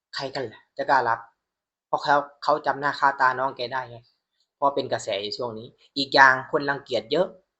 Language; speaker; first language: Thai; native; Thai